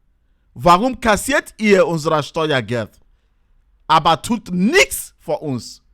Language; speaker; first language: German; non-native, learner; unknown